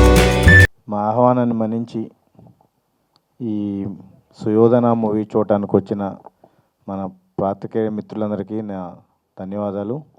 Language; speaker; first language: Telugu; native; Telugu